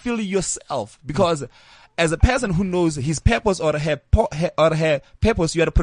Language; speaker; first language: English; non-native, local second language; Northern Sotho